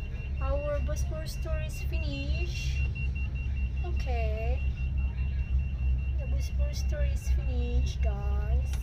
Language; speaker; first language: English; non-native, local second language; Filipino